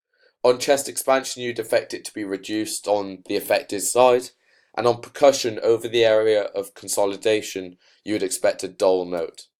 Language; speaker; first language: English; native; English